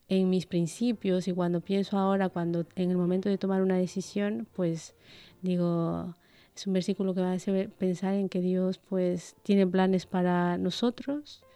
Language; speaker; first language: Spanish; native; Spanish